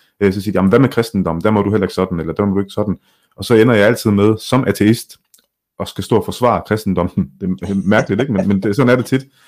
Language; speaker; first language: Danish; early bilingual, other home language; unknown